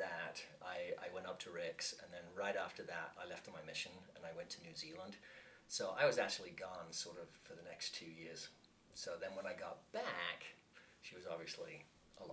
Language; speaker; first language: English; native; English